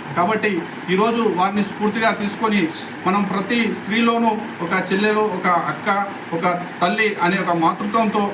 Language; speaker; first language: Telugu; native; Telugu